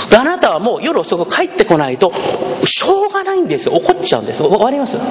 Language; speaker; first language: Japanese; early bilingual, heritage; Japanese